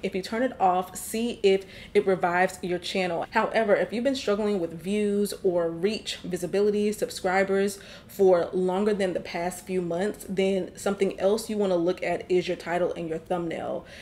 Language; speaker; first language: English; native; English